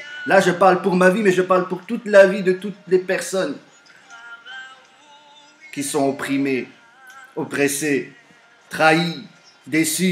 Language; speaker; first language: French; native; French